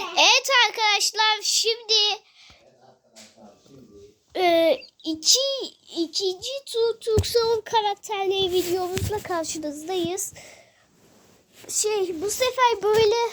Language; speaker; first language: Turkish; native; Turkish